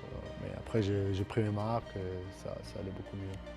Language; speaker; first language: French; non-native, fluent; Spanish